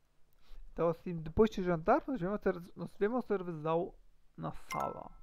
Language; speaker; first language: Portuguese; non-native, learner; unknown